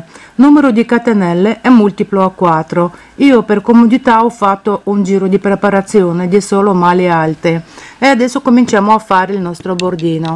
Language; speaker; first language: Italian; non-native, fluent; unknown